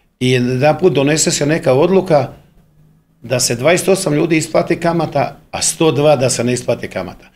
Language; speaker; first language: Croatian; native; Croatian